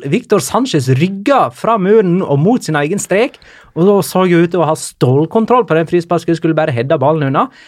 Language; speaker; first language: Norwegian; native; Norwegian